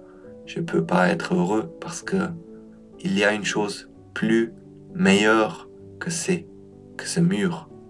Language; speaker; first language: French; non-native, learner; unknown